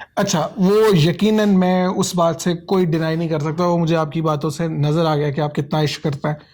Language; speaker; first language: Urdu; native; Urdu